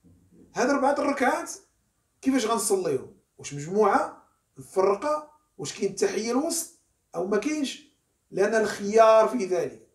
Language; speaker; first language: Arabic; native; Arabic